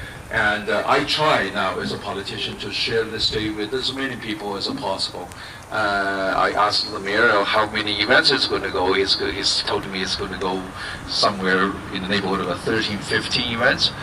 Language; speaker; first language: English; non-native, fluent; Chinese